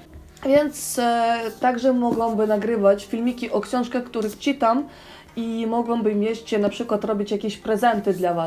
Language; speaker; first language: Polish; non-native, learner; Ukrainian